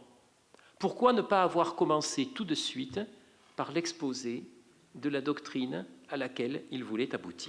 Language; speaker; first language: French; native; French